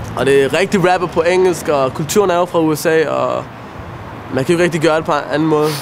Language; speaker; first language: Danish; early bilingual, other home language; Persian